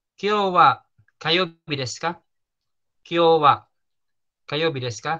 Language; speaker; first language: Japanese; non-native, fluent; Filipino